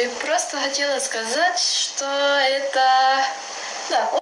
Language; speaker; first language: Russian; non-native, learner; Latvian